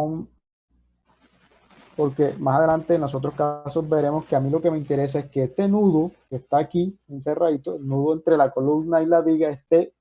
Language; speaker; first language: Spanish; native; Spanish